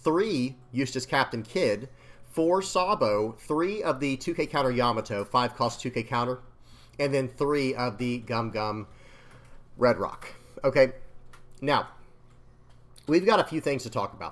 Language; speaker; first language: English; native; English